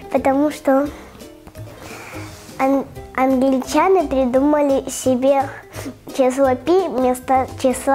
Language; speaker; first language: Russian; native; Russian